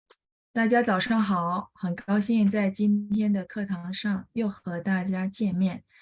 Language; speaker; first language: Chinese; non-native, fluent; Indonesian